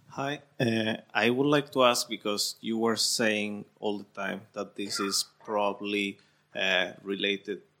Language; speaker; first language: English; non-native, fluent; Spanish